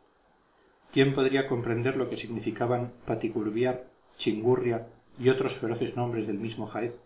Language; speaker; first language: Spanish; native; Spanish